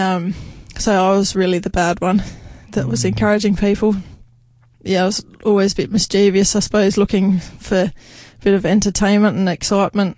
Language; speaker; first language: English; native; English